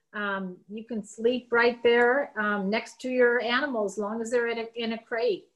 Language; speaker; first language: English; native; English